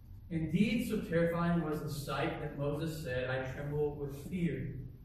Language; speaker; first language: English; native; English